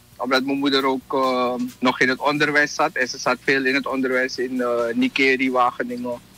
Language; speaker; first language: Dutch; native; Dutch